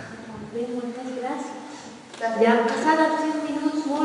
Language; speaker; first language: Catalan; non-native, fluent; Spanish